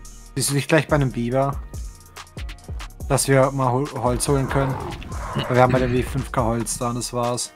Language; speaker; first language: German; native; German